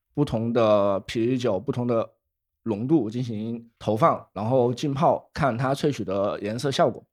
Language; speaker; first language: Chinese; native; Chinese